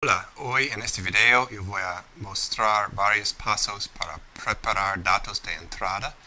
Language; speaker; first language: Spanish; non-native, fluent; English